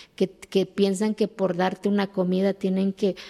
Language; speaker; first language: Spanish; early bilingual, other home language; Zapotec